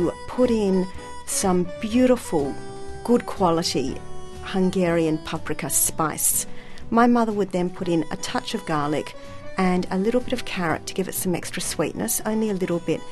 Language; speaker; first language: English; native; English